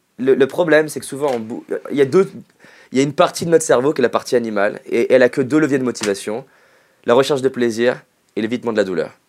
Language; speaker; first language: French; native; French